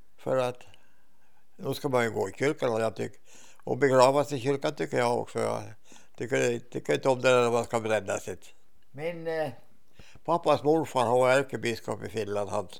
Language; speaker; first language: Swedish; native; Swedish